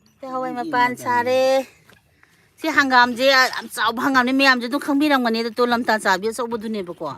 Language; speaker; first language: Manipuri; non-native, local second language; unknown